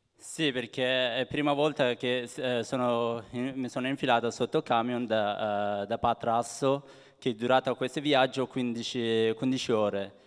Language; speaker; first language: Italian; non-native, fluent; Persian